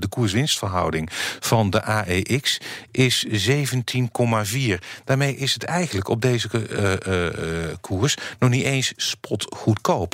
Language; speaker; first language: Dutch; native; Dutch